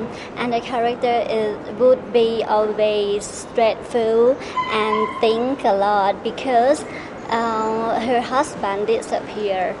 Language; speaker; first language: English; non-native, learner; Thai